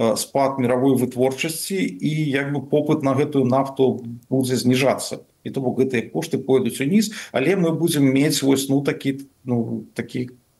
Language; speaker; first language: Belarusian; non-native, local second language; Russian